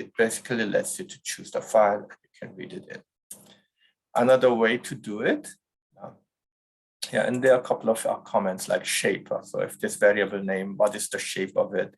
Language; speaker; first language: English; non-native, fluent; Korean